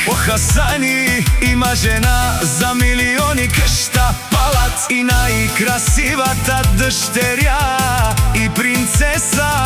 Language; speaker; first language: Bulgarian; non-native, local second language; Romany